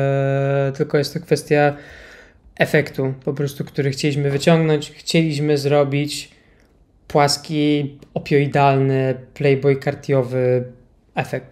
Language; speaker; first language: Polish; native; Polish